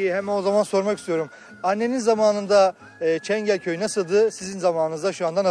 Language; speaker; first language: Turkish; native; Turkish